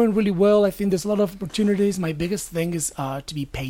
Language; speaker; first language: English; non-native, fluent; Spanish